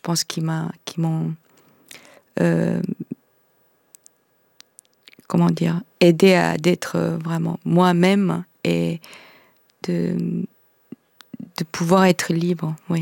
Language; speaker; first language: French; non-native, fluent; Korean